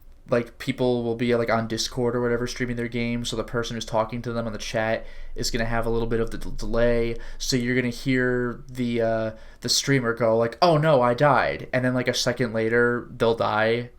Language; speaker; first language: English; native; English